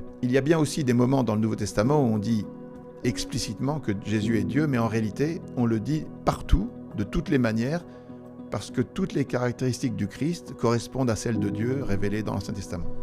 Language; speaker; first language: French; native; French